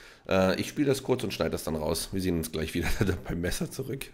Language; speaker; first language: German; native; German